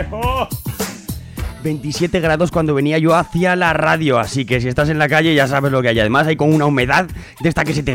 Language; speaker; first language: Spanish; native; Spanish